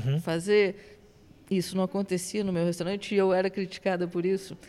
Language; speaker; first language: Portuguese; native; Portuguese